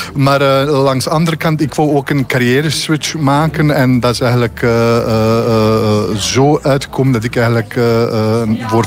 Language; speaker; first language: Dutch; non-native, fluent; Bosnian